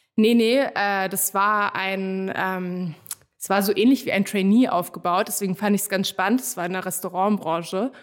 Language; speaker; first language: German; native; German